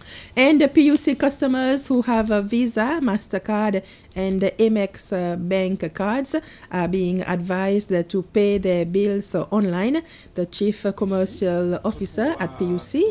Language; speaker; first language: English; non-native, local second language; Seselwa Creole French